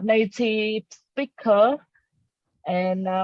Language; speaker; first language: English; non-native, learner; Vietnamese